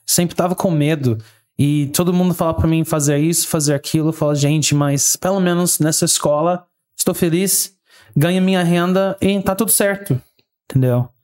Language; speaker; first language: Portuguese; non-native, fluent; English